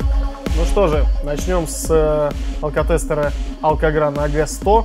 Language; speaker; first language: Russian; native; Russian